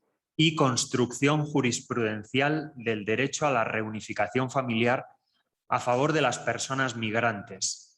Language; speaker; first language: Spanish; native; Spanish